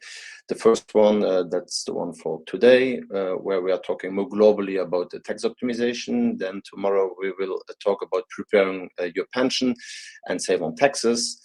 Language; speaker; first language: English; non-native, fluent; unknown